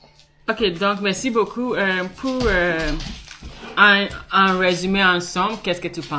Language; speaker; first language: French; non-native, learner; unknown